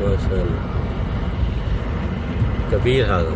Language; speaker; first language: Arabic; non-native, learner; Urdu